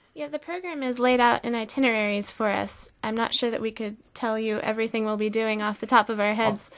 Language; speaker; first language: English; native; English